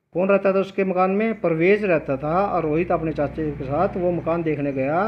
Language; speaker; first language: Hindi; non-native, local second language; Punjabi